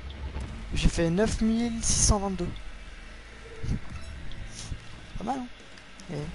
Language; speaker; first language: French; native; French